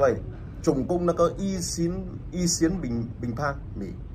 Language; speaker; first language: Chinese; non-native, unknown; Vietnamese